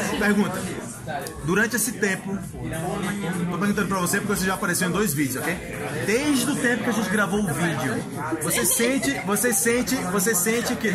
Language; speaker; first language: Portuguese; native; Portuguese